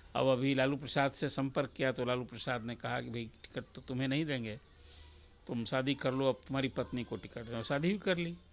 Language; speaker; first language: Hindi; native; Hindi